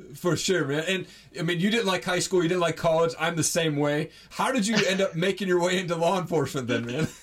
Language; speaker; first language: English; native; English